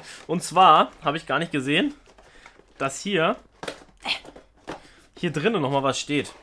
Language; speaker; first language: German; native; German